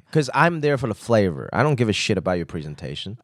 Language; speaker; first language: English; non-native, local second language; Cantonese